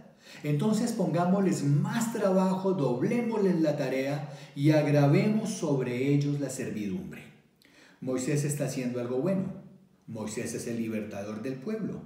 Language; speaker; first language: Spanish; native; Spanish